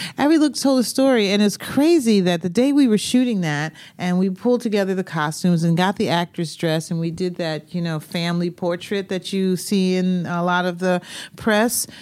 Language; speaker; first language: English; native; English